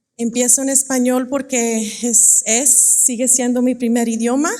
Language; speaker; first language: Spanish; early bilingual, other home language; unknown